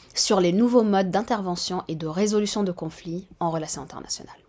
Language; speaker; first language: French; non-native, fluent; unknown